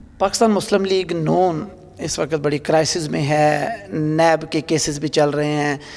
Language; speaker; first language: Urdu; non-native, local second language; Pahari-Potwari